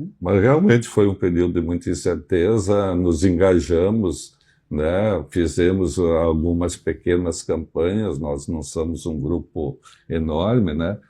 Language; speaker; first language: Portuguese; native; Portuguese